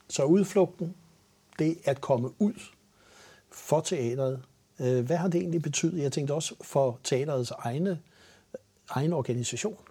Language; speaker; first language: Danish; native; Danish